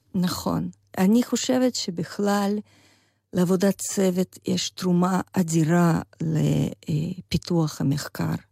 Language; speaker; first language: Hebrew; non-native, fluent; Russian